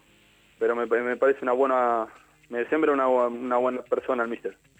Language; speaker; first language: Italian; non-native, learner; Spanish